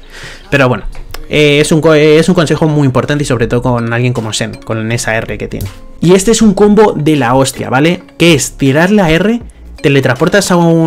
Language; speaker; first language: Spanish; native; Spanish